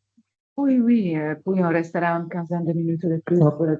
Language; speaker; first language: French; non-native, fluent; Italian